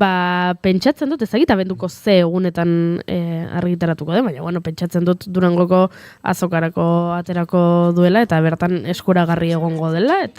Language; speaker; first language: Basque; native; Basque